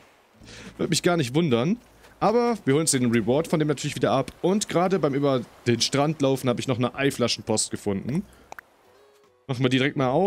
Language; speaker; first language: German; native; German